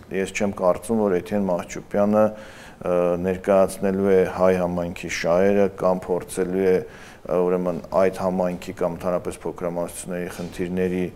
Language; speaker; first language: Armenian; native; Armenian